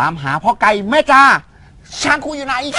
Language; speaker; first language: Thai; native; Thai